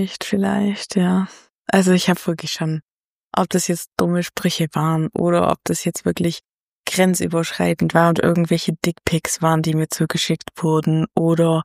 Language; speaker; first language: German; native; German